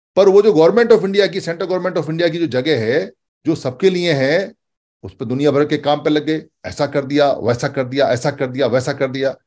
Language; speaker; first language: Hindi; native; Hindi